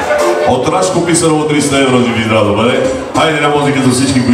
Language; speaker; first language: Bulgarian; non-native, local second language; Turkish